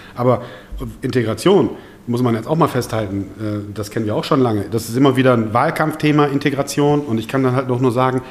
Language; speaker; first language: German; native; German